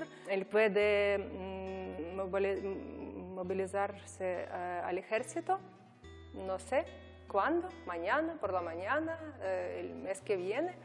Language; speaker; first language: Spanish; non-native, learner; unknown